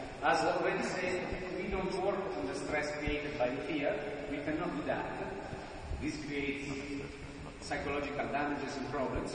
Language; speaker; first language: English; non-native, fluent; Italian